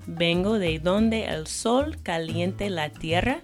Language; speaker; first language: Spanish; non-native, fluent; English